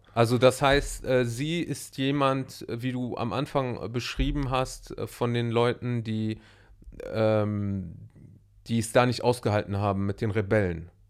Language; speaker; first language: German; early bilingual, other home language; Arabic